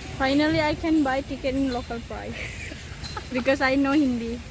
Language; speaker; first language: English; non-native, learner; Indonesian